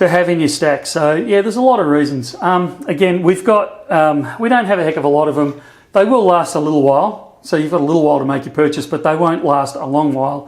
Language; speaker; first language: English; native; English